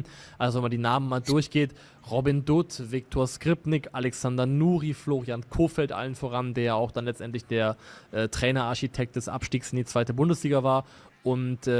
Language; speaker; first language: German; native; German